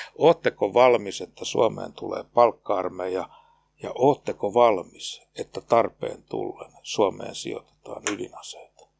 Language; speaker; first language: Finnish; native; Finnish